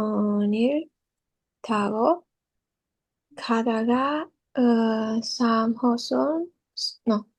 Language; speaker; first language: Korean; non-native, learner; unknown